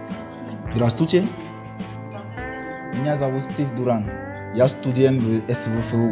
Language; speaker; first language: Russian; non-native, learner; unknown